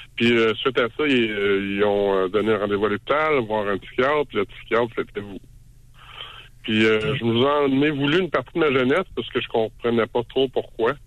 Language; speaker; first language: French; native; French